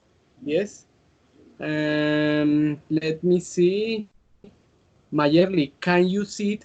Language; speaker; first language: English; non-native, learner; Spanish